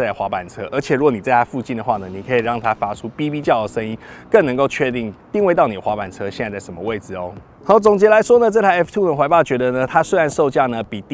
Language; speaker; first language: Chinese; native; Chinese